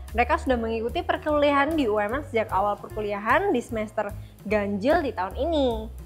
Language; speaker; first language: Indonesian; native; Indonesian